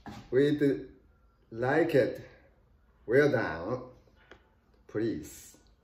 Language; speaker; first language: English; non-native, learner; Min Nan Chinese